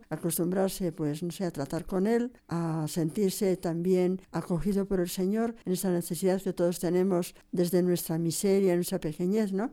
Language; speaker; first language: Spanish; native; Spanish